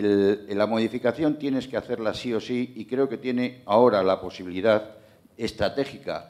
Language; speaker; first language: Spanish; native; Spanish